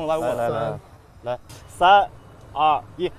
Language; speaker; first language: Chinese; native; Chinese